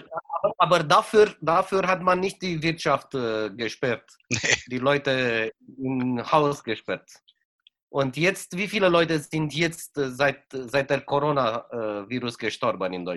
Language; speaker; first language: German; non-native, fluent; Romanian